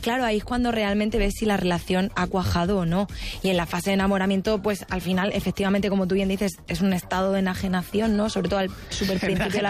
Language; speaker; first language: Spanish; native; Spanish